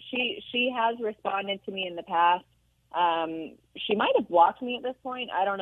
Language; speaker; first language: English; native; English